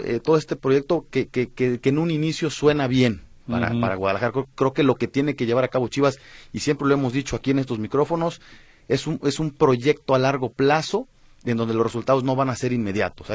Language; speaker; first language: Spanish; native; Spanish